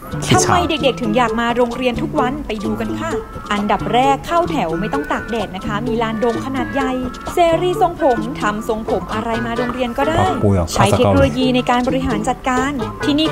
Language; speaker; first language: Thai; native; Thai